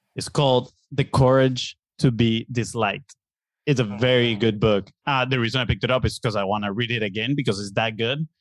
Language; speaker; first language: English; non-native, fluent; Spanish